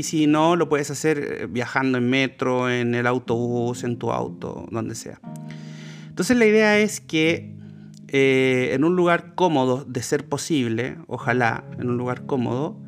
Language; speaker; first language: Spanish; native; Spanish